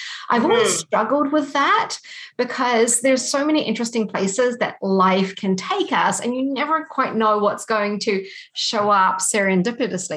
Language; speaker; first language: English; native; English